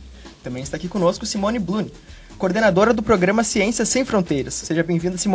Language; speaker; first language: Portuguese; native; Portuguese